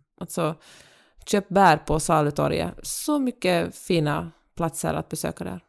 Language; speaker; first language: Swedish; native; Swedish